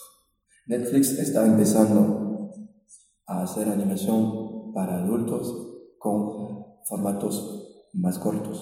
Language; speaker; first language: Spanish; non-native, fluent; French